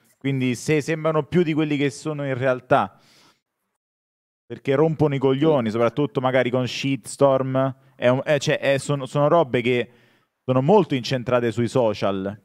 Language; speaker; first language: Italian; native; Italian